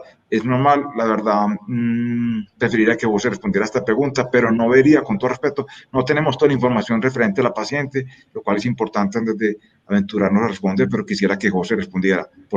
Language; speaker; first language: Spanish; native; Spanish